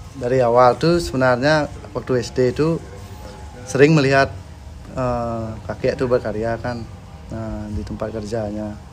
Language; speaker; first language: Indonesian; non-native, local second language; Balinese